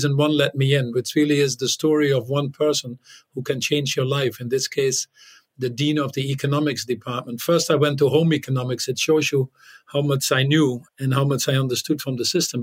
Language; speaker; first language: English; non-native, fluent; Dutch